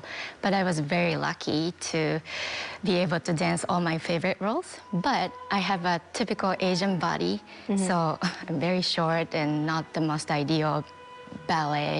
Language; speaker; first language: English; non-native, fluent; Japanese